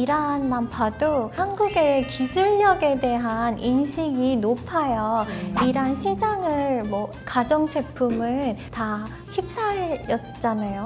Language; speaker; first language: Korean; non-native, fluent; Persian